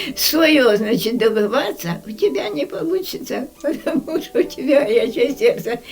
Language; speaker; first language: Russian; non-native, local second language; Ukrainian